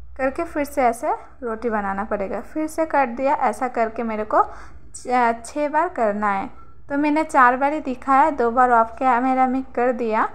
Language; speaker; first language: Hindi; non-native, local second language; Bangla